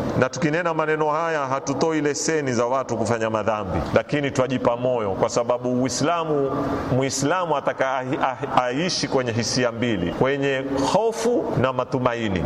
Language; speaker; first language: Swahili; native; Swahili